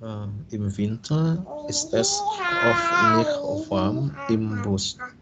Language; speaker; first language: German; non-native, learner; Indonesian